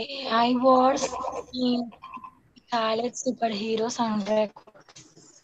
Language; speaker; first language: English; non-native, learner; Spanish